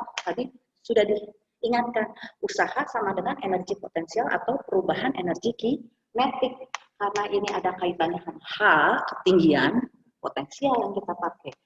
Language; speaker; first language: Indonesian; native; Indonesian